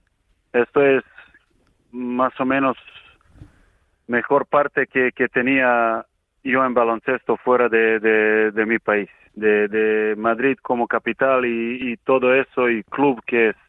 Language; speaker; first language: Spanish; non-native, learner; Serbian